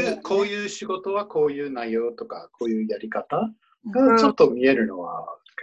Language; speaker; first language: Japanese; non-native, fluent; English